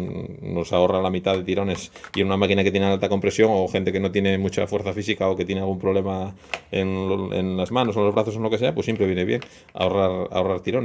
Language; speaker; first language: Spanish; native; Spanish